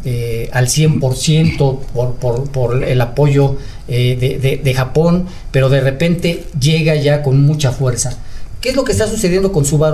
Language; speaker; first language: Spanish; native; Spanish